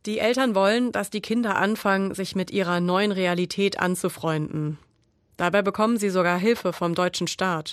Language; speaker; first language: German; native; German